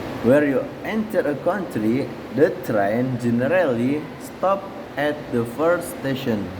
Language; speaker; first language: English; non-native, learner; Indonesian